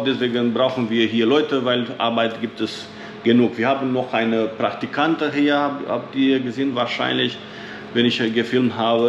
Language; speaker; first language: German; non-native, fluent; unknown